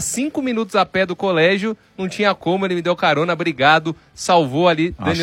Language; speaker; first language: Portuguese; native; Portuguese